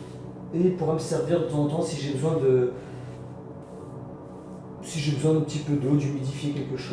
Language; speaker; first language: French; native; French